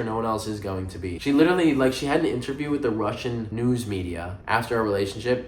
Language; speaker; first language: English; native; English